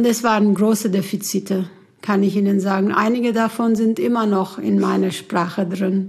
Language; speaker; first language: German; early bilingual, other home language; Turkish